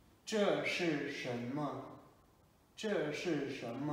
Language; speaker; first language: Chinese; non-native, fluent; Kazakh